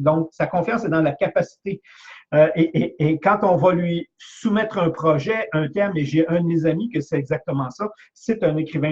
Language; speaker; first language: French; native; French